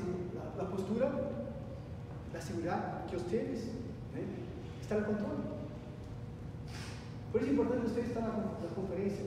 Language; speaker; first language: Spanish; non-native, learner; Portuguese